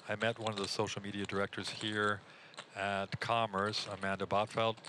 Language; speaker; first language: English; native; English